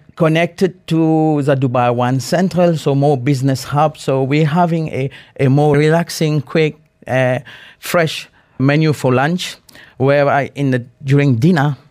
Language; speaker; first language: English; non-native, fluent; Morisyen